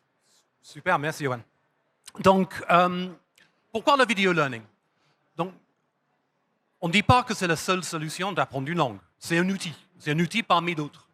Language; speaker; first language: French; non-native, fluent; English